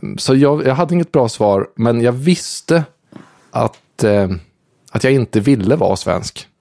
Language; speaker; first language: Swedish; native; Swedish